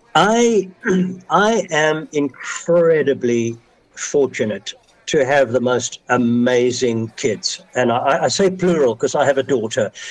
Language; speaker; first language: English; native; English